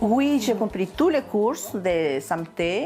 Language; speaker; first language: French; non-native, learner; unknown